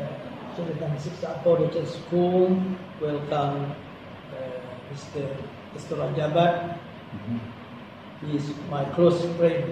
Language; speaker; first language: English; non-native, learner; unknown